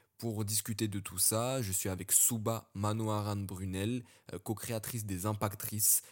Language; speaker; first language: French; early bilingual, other home language; Arabic